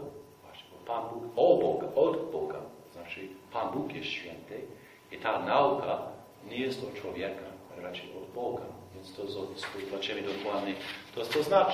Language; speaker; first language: Polish; non-native, fluent; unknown